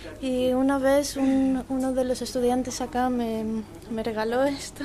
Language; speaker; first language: Spanish; non-native, fluent; Greek